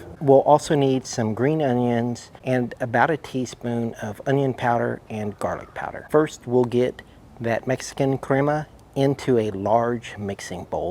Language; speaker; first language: English; native; English